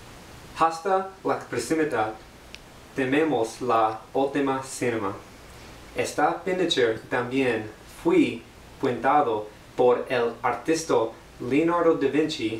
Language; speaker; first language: Spanish; non-native, learner; English